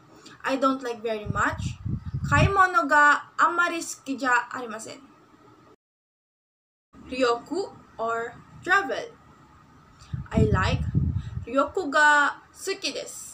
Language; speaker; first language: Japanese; non-native, learner; Filipino